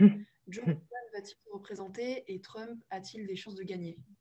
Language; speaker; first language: French; native; French